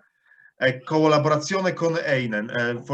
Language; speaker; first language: Italian; non-native, fluent; Polish